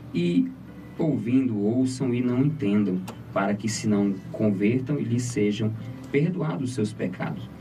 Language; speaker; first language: Portuguese; native; Portuguese